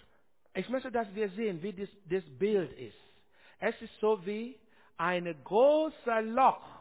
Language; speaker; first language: German; non-native, learner; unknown